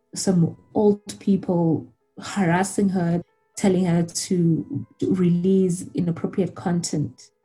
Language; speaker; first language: English; non-native, local second language; Zulu